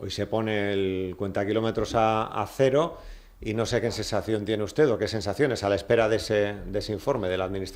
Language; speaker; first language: Spanish; native; Spanish